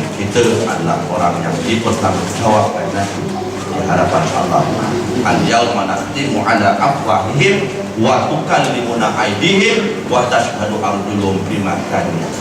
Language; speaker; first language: Malay; native; Malay